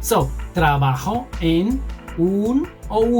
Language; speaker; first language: Spanish; non-native, fluent; English